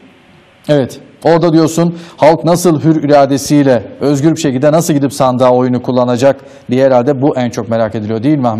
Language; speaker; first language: Turkish; native; Turkish